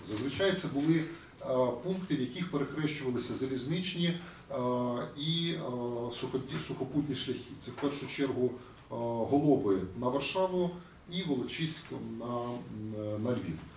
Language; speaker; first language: Ukrainian; native; Ukrainian